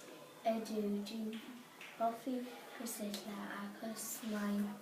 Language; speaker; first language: Welsh; non-native, learner; English